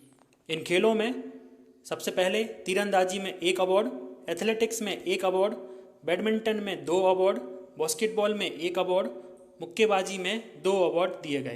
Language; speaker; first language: Hindi; native; Hindi